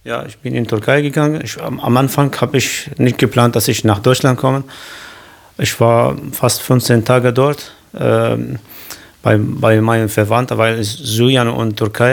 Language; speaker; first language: German; non-native, learner; Kurdish